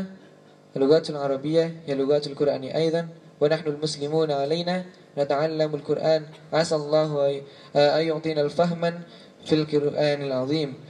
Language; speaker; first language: Arabic; non-native, learner; Indonesian